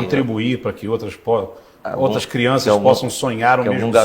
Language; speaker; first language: Portuguese; native; Portuguese